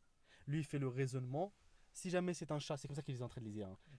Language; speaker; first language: French; native; French